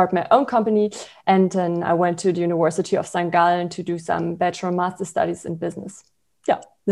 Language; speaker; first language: English; non-native, fluent; German